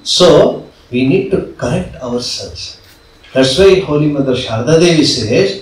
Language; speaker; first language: English; non-native, local second language; Kannada